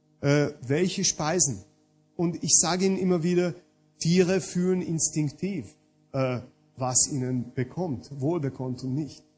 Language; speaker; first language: German; non-native, fluent; Hungarian